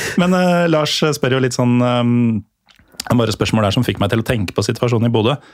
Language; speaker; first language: Norwegian; native; Norwegian